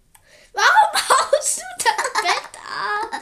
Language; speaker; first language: German; native; German